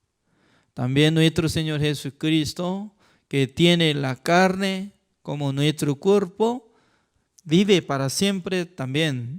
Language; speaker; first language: Spanish; non-native, fluent; Korean